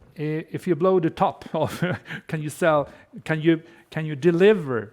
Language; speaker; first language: English; non-native, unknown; Swedish